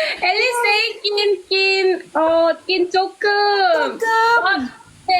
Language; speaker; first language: Korean; non-native, learner; Thai